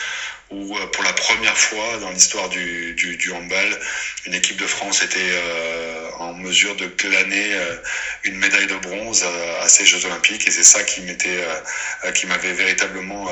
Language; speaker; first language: French; native; French